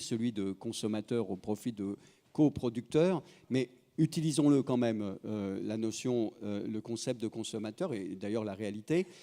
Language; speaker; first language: French; native; French